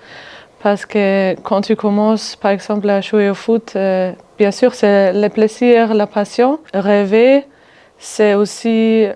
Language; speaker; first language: French; non-native, fluent; German